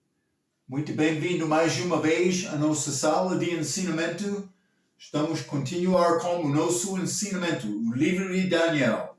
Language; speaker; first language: Portuguese; non-native, learner; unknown